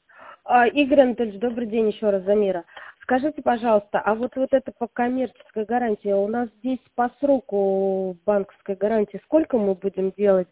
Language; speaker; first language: Russian; native; Russian